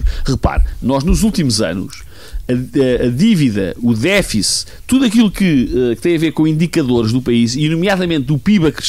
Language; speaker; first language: Portuguese; native; Portuguese